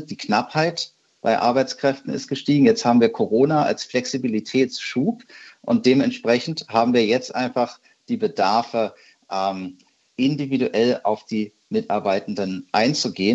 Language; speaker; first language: German; native; German